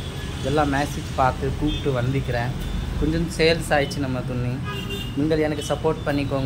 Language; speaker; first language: Tamil; non-native, local second language; Hindi